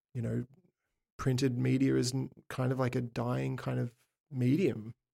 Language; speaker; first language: English; native; English